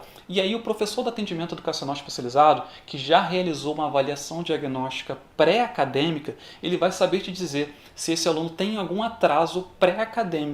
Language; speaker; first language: Portuguese; native; Portuguese